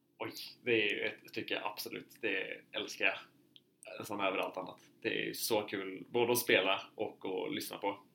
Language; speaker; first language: Swedish; native; Swedish